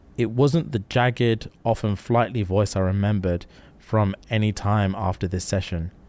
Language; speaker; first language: English; native; English